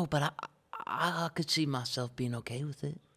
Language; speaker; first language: English; native; English